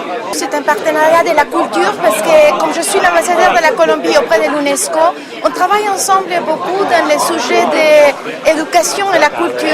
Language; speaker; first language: French; non-native, fluent; Spanish